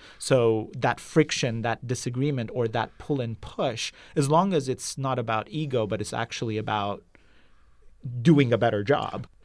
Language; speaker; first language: English; non-native, fluent; Turkish